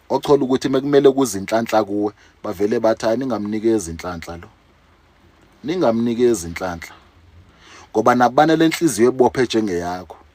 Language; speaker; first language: Zulu; non-native, local second language; Xhosa